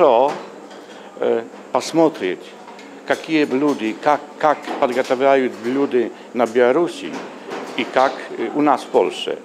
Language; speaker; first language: Russian; non-native, learner; Polish